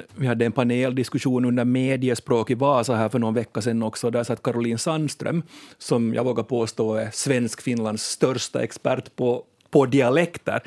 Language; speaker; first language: Swedish; native; Swedish